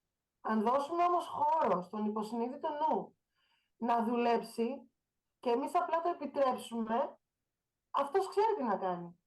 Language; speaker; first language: Greek; native; Greek